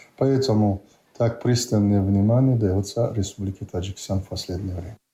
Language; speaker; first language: Russian; non-native, local second language; Tajik